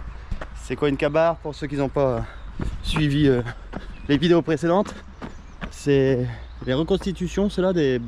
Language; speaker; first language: French; native; French